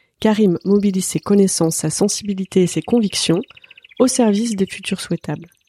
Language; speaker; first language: French; native; French